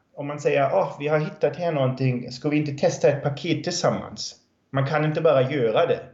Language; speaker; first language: Swedish; non-native, fluent; German